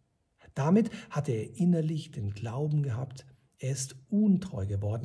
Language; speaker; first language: German; native; German